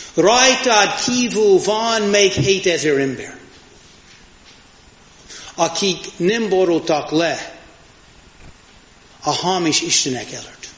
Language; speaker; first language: Hungarian; non-native, fluent; English